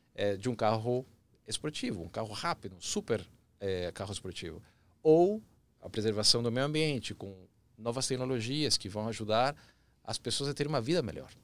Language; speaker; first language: Portuguese; early bilingual, other home language; Spanish